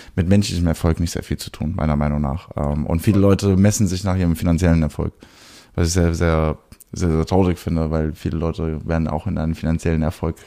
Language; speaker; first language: German; early bilingual, heritage; German